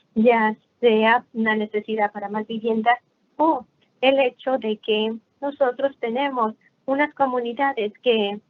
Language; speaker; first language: Spanish; non-native, fluent; English